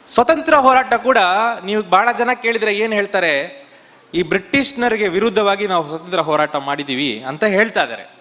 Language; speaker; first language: Kannada; non-native, local second language; Tamil